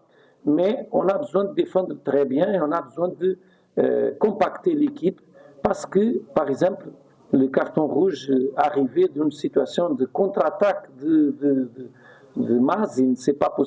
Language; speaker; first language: French; non-native, fluent; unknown